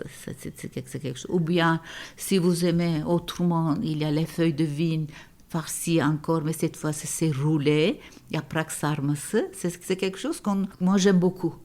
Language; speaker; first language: French; non-native, fluent; Turkish